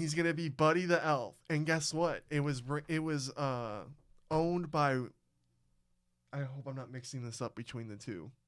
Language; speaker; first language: English; native; English